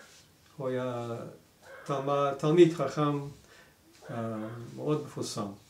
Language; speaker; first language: Hebrew; non-native, fluent; English